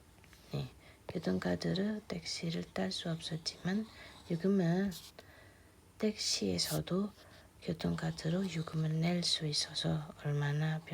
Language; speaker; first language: Korean; non-native, fluent; Indonesian